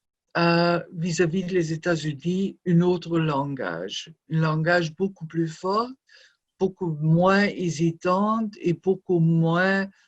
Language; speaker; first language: French; non-native, fluent; German